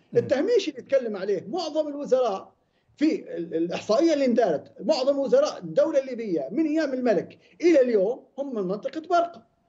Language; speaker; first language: Arabic; native; Arabic